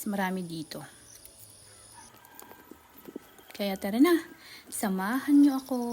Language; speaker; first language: Filipino; non-native, local second language; Iloko